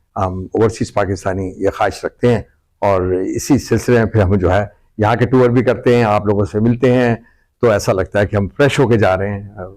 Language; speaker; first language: Urdu; native; Urdu